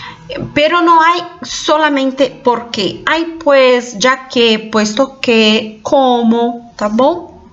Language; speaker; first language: Spanish; non-native, fluent; Portuguese